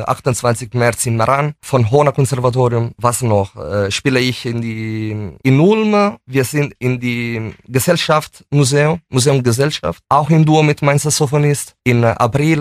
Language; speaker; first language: German; non-native, fluent; Italian